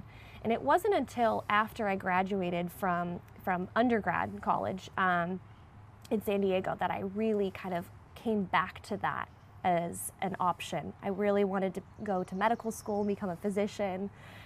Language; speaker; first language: English; native; English